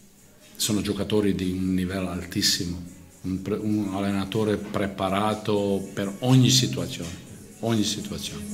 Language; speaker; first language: Italian; non-native, fluent; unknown